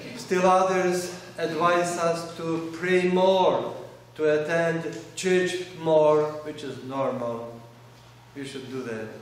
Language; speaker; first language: English; non-native, fluent; Russian